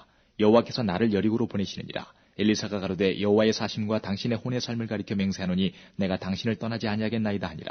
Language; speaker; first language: Korean; native; Korean